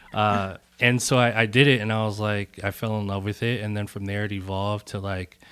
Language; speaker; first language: English; native; English